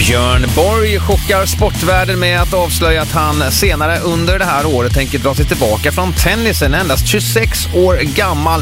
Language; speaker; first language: Swedish; native; Swedish